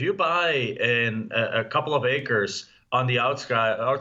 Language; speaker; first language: English; non-native, fluent; German